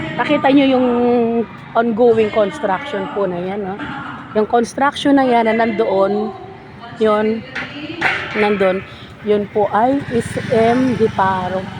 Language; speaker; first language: Filipino; native; Filipino